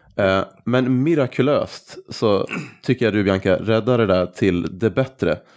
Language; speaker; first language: Swedish; native; Swedish